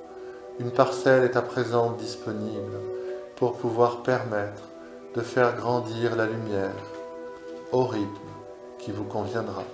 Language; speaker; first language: French; native; French